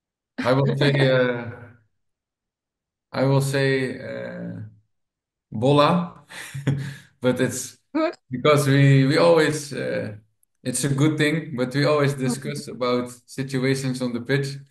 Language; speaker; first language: English; non-native, fluent; Dutch